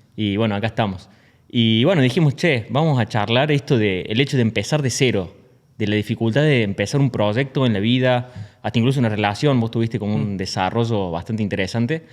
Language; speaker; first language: Spanish; native; Spanish